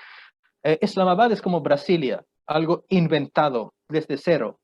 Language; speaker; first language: Spanish; non-native, fluent; Punjabi